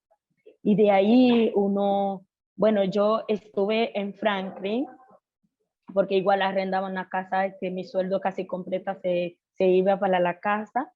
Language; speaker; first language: Spanish; non-native, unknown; Haitian Creole